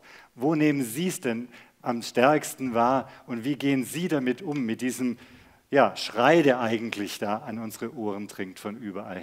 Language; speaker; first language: German; native; German